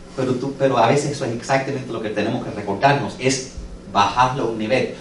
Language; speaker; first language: Spanish; non-native, fluent; English